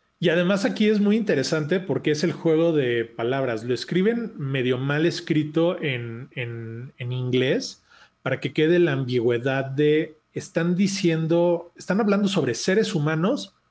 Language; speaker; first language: Spanish; native; Spanish